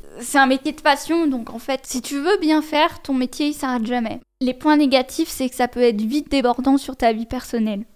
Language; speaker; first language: French; native; French